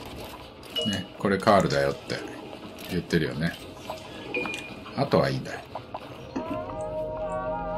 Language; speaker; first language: Japanese; native; Japanese